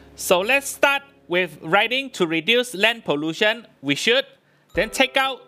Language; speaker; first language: English; non-native, local second language; Chinese